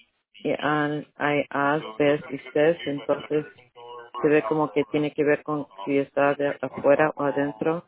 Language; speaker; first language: Spanish; early bilingual, heritage; Spanish